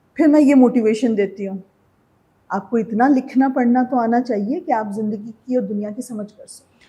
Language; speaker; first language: Urdu; native; Urdu